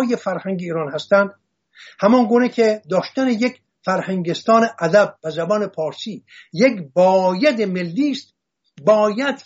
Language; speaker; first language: Persian; non-native, local second language; Assyrian Neo-Aramaic